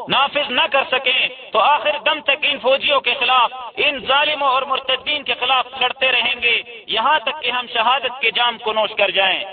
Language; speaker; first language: Urdu; non-native, local second language; Pashto